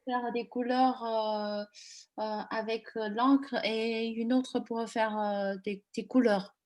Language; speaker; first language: French; non-native, fluent; Chinese